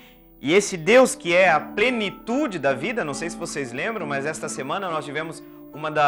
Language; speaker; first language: Portuguese; native; Portuguese